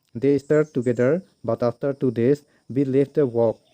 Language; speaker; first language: English; non-native, local second language; Assamese